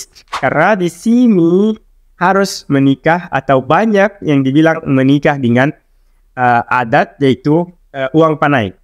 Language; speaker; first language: Indonesian; non-native, local second language; Arabic